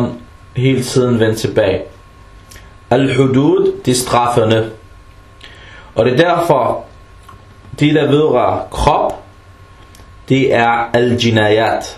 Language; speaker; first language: Danish; non-native, fluent; Arabic